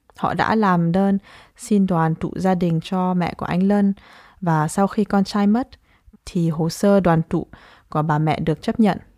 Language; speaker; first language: Vietnamese; early bilingual, heritage; Vietnamese